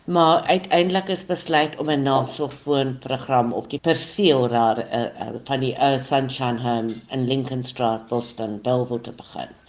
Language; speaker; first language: Afrikaans; non-native, local second language; English